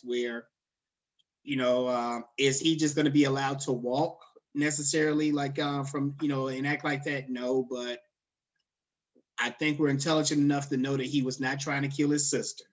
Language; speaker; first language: English; native; English